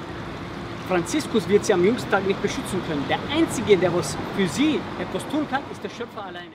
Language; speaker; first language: German; early bilingual, other home language; Bosnian